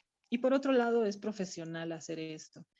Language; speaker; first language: Spanish; native; Spanish